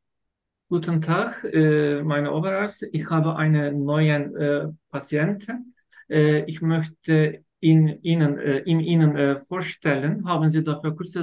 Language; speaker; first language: German; non-native, learner; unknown